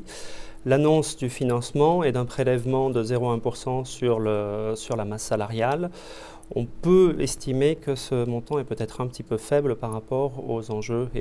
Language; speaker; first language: French; native; French